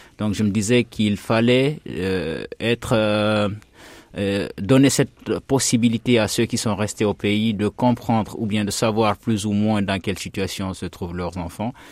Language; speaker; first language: French; non-native, local second language; Fula